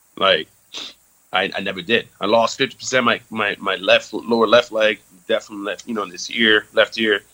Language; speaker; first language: English; early bilingual, other home language; French